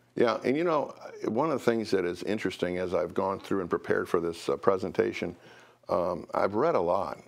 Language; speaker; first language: English; native; English